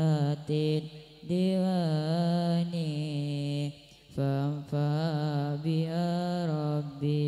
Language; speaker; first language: Arabic; non-native, learner; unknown